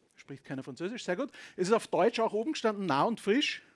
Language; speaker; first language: German; native; German